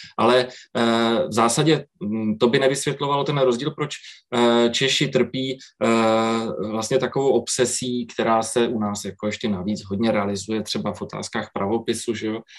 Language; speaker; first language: Czech; native; Czech